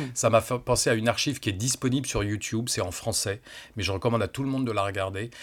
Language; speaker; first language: French; native; French